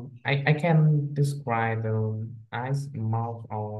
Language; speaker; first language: English; non-native, learner; Vietnamese